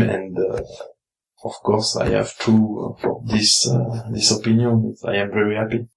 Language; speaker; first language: English; non-native, learner; French